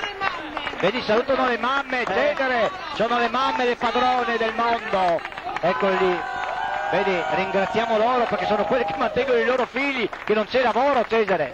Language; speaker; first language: Italian; native; Italian